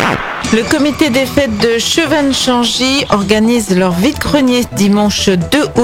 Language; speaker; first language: French; native; French